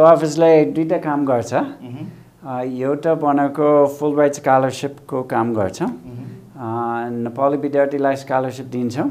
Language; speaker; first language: Nepali; non-native, fluent; English